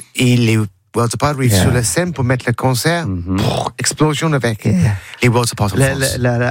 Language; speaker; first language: French; non-native, learner; English